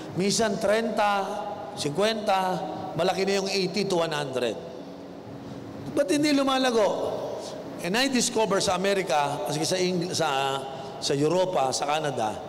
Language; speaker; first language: Filipino; native; Filipino